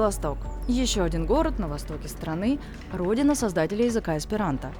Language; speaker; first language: Russian; native; Russian